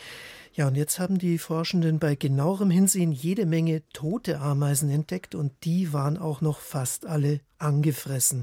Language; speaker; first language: German; native; German